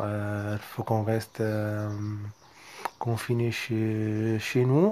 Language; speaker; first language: French; non-native, learner; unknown